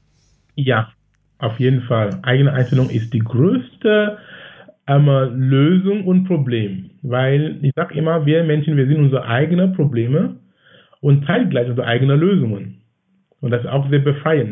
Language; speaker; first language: German; non-native, fluent; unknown